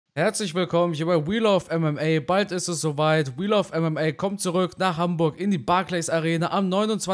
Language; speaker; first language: German; native; German